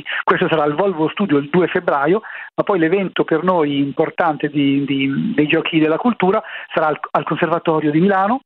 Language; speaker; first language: Italian; native; Italian